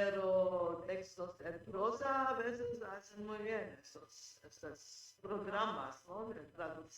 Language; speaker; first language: Spanish; non-native, fluent; German